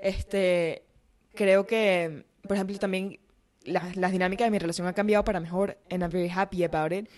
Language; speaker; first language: Spanish; native; Spanish